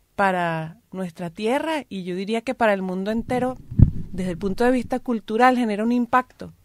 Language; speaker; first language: Spanish; native; Spanish